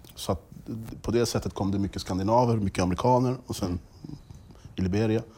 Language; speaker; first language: Swedish; early bilingual, other home language; English